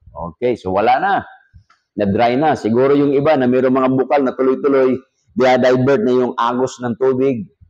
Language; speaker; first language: Filipino; native; Filipino